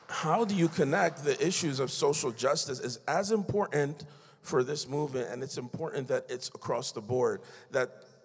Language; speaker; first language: English; native; English